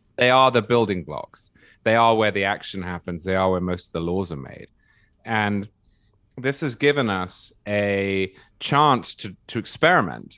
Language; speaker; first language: English; native; English